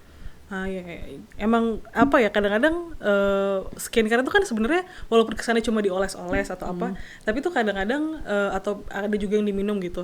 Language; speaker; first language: Indonesian; native; Indonesian